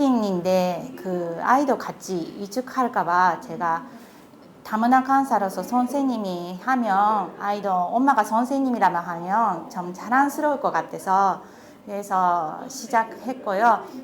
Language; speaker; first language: Korean; non-native, fluent; Japanese